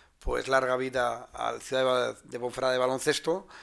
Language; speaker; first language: Spanish; native; Spanish